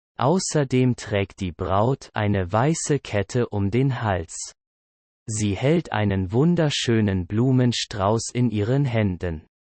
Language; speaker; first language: German; non-native, learner; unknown